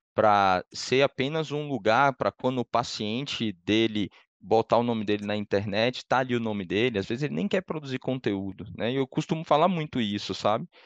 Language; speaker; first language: Portuguese; native; Portuguese